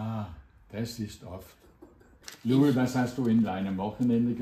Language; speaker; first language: German; non-native, fluent; Danish